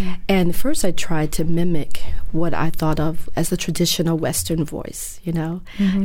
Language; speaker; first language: English; native; English